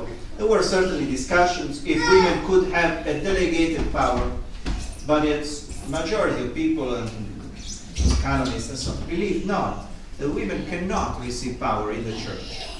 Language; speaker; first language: English; non-native, fluent; Italian